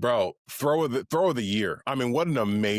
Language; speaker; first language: English; native; English